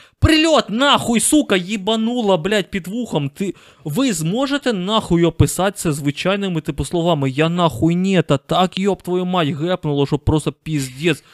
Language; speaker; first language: Ukrainian; non-native, local second language; Russian